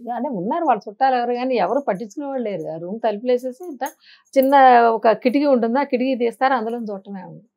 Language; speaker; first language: Telugu; native; Telugu